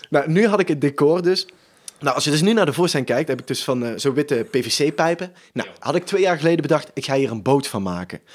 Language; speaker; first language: Dutch; native; Dutch